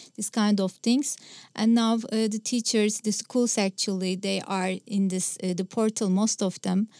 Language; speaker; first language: English; non-native, fluent; Turkish